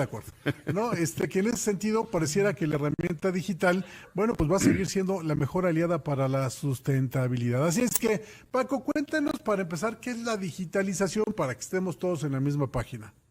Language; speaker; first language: Spanish; native; Spanish